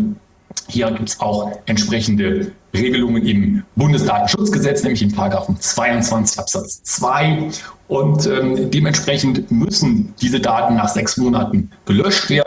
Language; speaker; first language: German; native; German